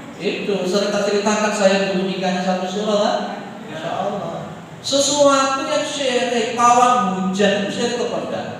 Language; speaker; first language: Indonesian; non-native, local second language; Javanese